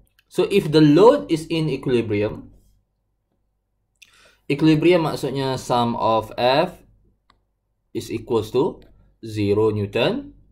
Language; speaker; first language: English; non-native, local second language; Malay